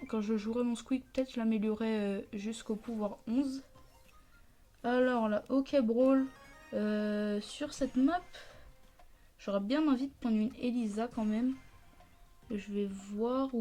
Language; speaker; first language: French; native; French